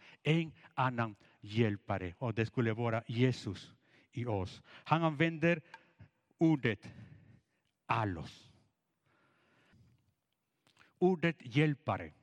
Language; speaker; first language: Swedish; non-native, fluent; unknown